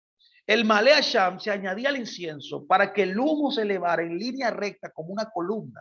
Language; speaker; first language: Spanish; native; Spanish